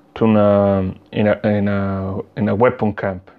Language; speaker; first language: English; non-native, learner; Spanish